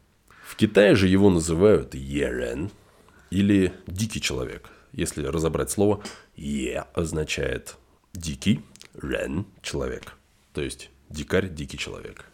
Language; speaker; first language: Russian; native; Russian